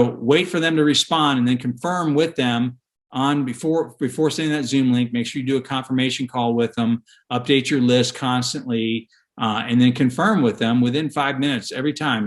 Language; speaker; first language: English; native; English